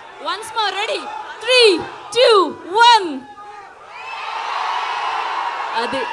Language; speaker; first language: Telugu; native; Telugu